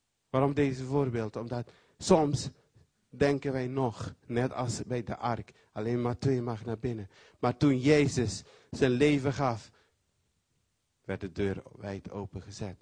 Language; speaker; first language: Dutch; non-native, fluent; Papiamento